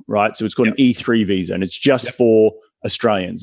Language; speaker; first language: English; native; English